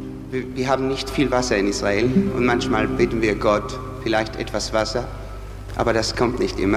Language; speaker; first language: German; non-native, fluent; Hebrew